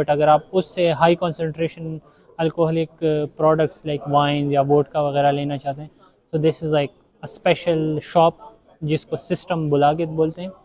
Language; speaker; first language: Urdu; native; Urdu